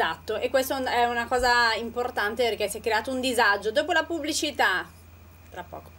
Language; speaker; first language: Italian; native; Italian